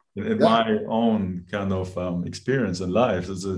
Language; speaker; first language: English; non-native, fluent; German